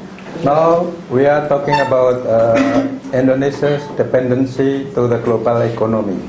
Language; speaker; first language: English; non-native, fluent; Indonesian